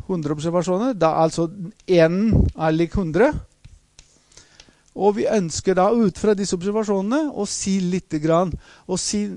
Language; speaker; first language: Norwegian; non-native, fluent; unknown